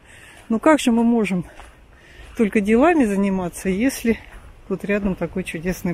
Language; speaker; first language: Russian; native; Russian